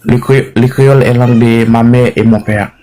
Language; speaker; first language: French; non-native, learner; Haitian Creole